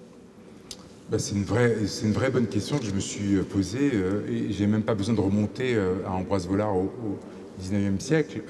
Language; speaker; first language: French; native; French